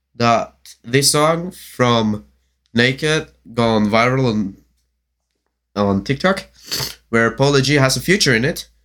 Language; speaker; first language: English; non-native, learner; German